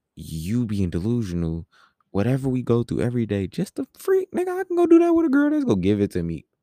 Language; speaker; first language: English; native; English